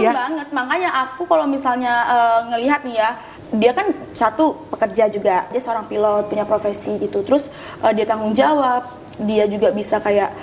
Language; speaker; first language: Indonesian; native; Indonesian